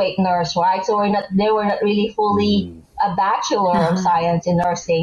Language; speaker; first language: English; non-native, local second language; Hiligaynon